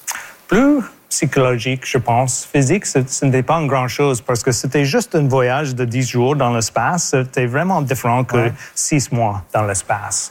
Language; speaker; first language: French; native; French